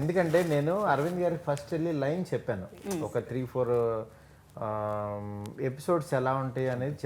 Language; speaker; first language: Telugu; native; Telugu